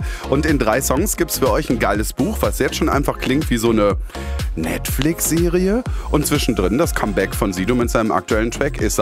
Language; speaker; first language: German; native; German